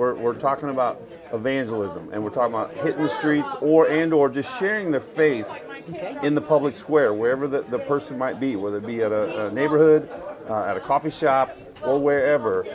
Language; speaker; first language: English; native; English